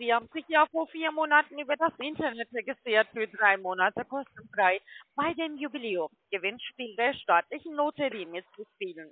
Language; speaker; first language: German; non-native, fluent; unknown